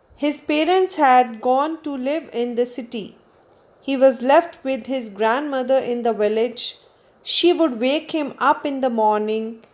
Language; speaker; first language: English; non-native, local second language; Punjabi